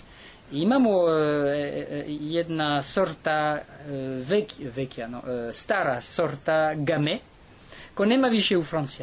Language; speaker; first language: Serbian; non-native, learner; French